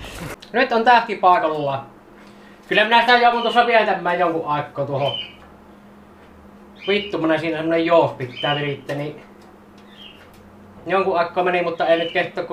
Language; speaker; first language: Finnish; native; Finnish